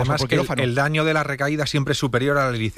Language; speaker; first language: Spanish; native; Spanish